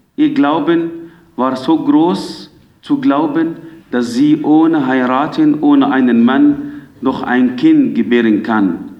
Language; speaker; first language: German; non-native, fluent; Arabic